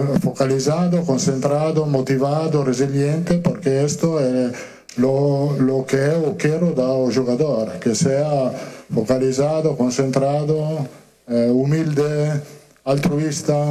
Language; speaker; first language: Portuguese; non-native, learner; Italian